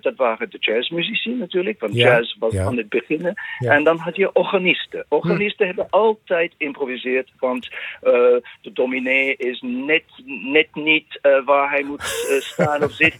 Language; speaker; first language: Dutch; non-native, fluent; English